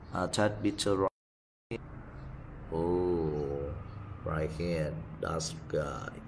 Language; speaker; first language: English; non-native, learner; Vietnamese